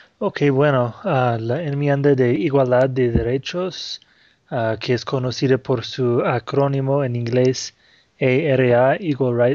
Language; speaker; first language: Spanish; non-native, fluent; Portuguese